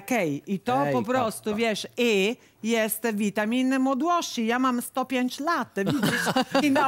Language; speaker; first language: Polish; non-native, learner; Italian